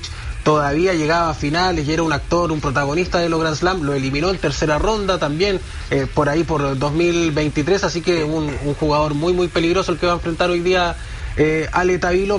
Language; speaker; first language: Spanish; native; Spanish